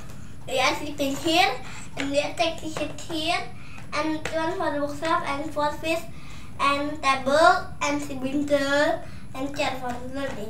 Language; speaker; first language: English; non-native, learner; Indonesian